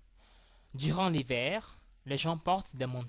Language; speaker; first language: French; non-native, fluent; English